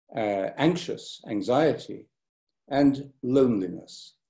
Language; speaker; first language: English; native; English